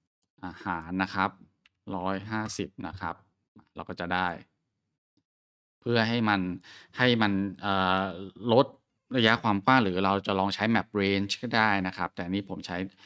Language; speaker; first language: Thai; native; Thai